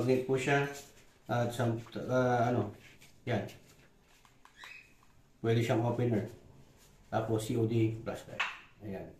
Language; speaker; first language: Filipino; native; Filipino